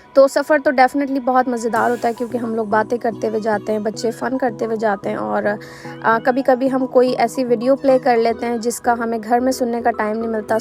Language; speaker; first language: Urdu; native; Urdu